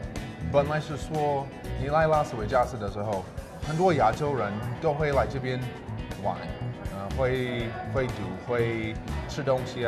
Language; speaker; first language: Chinese; non-native, fluent; English